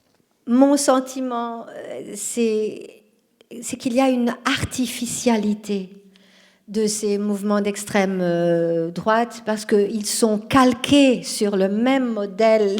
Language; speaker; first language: French; non-native, fluent; Portuguese